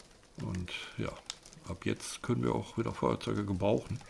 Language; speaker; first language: German; native; German